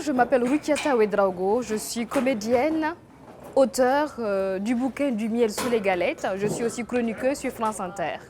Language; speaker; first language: French; non-native, local second language; Mossi